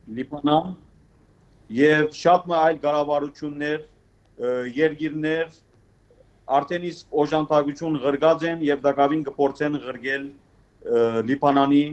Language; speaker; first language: Armenian; early bilingual, heritage; Armenian